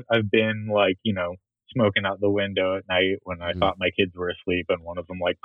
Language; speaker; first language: English; native; English